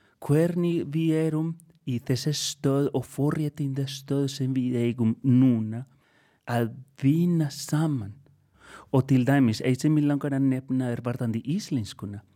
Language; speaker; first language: Icelandic; non-native, fluent; Spanish